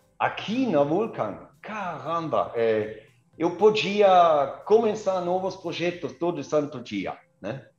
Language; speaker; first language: Portuguese; non-native, fluent; German